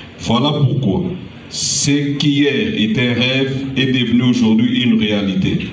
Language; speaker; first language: French; non-native, local second language; Luba-Lulua